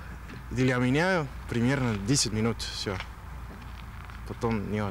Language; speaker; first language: Russian; non-native, learner; Spanish